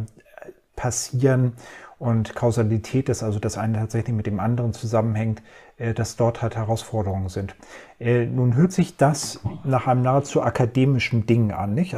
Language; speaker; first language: German; native; German